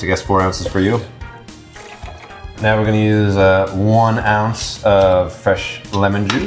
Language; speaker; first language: English; native; English